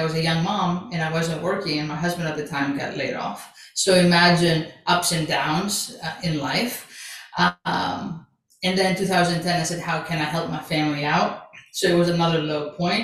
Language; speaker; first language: English; early bilingual, other home language; Greek